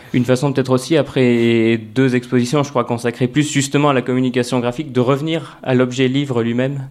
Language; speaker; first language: French; native; French